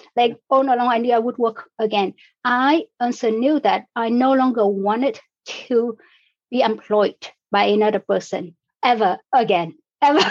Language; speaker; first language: English; non-native, fluent; Vietnamese